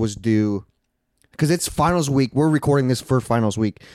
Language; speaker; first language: English; native; English